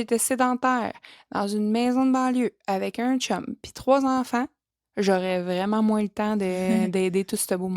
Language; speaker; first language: French; native; French